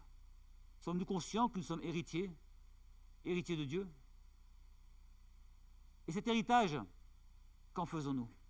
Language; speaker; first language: French; native; French